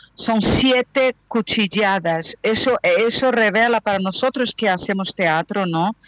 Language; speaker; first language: Spanish; non-native, fluent; Portuguese